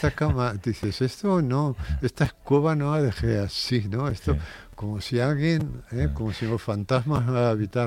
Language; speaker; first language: Spanish; native; Spanish